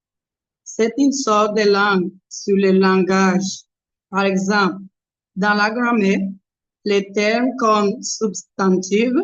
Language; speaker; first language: French; non-native, learner; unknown